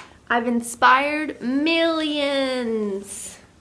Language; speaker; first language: English; native; English